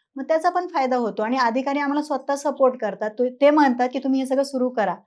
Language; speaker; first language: Marathi; native; Marathi